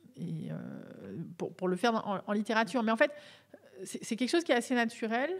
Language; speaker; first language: French; native; French